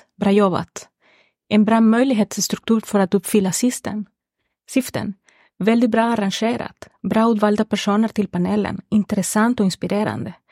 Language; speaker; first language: Swedish; non-native, fluent; Spanish